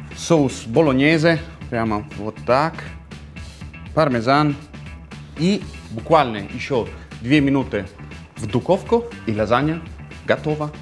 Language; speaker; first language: Russian; non-native, fluent; Italian